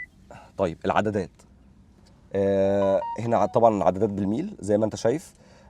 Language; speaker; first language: Arabic; native; Arabic